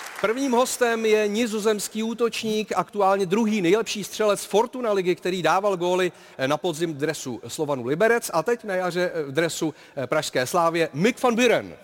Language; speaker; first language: Czech; native; Czech